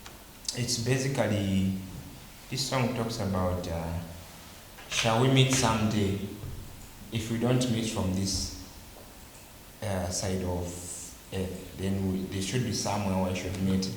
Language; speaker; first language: English; non-native, local second language; Bemba